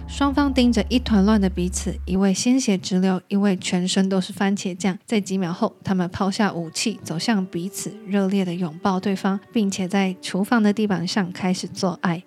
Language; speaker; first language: Chinese; native; Chinese